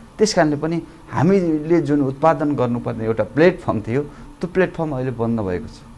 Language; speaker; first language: Nepali; native; Nepali